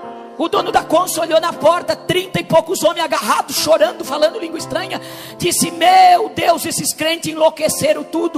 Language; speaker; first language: Portuguese; native; Portuguese